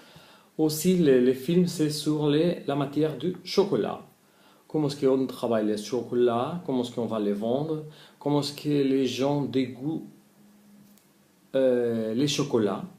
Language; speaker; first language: French; non-native, learner; Spanish